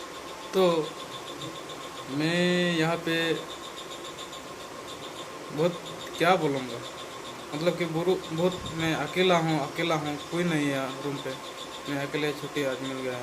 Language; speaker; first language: Hindi; non-native, local second language; Santali